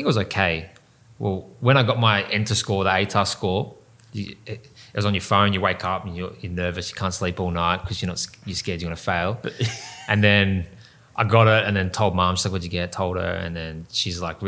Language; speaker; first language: English; native; English